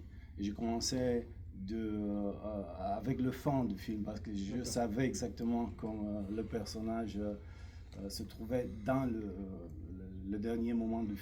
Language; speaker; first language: French; non-native, fluent; Romanian